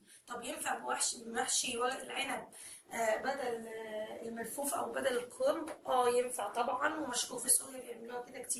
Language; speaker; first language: Arabic; native; Arabic